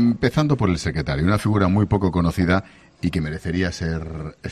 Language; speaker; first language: Spanish; native; Spanish